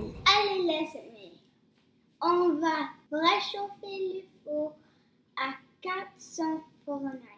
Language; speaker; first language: French; early bilingual, heritage; French